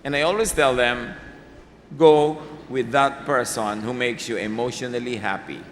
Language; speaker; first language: English; non-native, local second language; Filipino